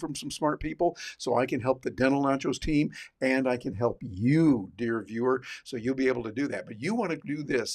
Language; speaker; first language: English; native; English